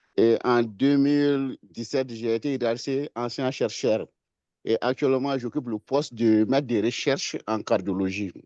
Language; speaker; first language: French; non-native, local second language; Bambara